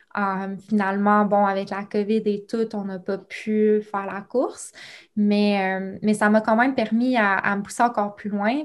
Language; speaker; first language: French; native; French